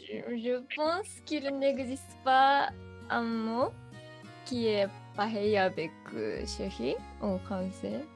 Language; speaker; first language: French; non-native, learner; Japanese